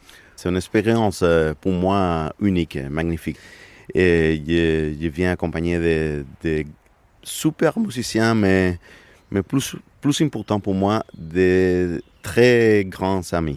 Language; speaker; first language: French; non-native, fluent; Spanish